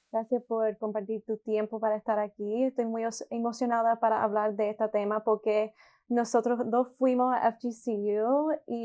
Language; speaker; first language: Spanish; early bilingual, heritage; Spanish